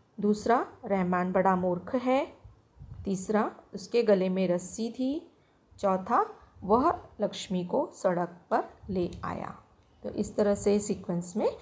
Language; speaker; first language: Hindi; non-native, local second language; Marathi